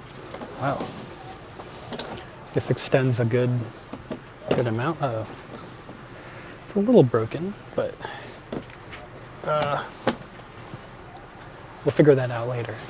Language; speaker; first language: English; native; English